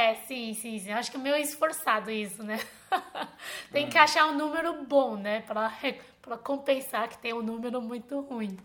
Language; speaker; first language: Portuguese; non-native, fluent; Chinese